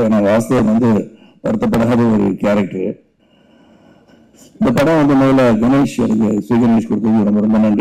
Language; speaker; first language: Tamil; native; Tamil